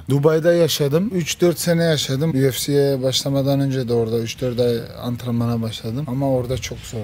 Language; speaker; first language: Turkish; early bilingual, heritage; Turkish